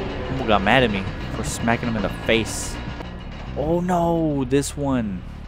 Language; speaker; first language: English; native; English